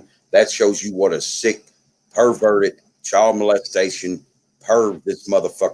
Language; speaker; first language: English; native; English